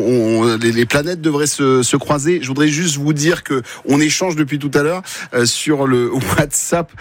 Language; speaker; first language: French; native; French